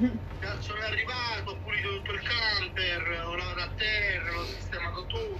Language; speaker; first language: Italian; native; Italian